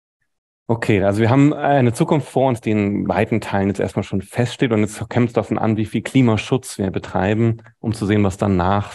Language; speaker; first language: German; native; German